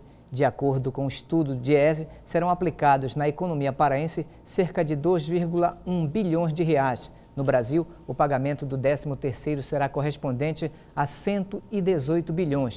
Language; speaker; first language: Portuguese; native; Portuguese